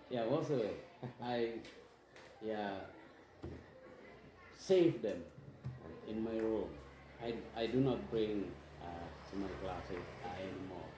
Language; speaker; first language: English; non-native, fluent; Indonesian